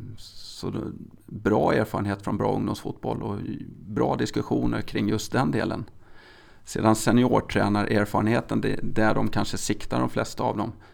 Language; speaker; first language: Swedish; native; Swedish